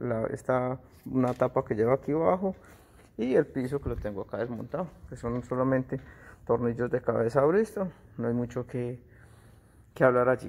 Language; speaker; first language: Spanish; native; Spanish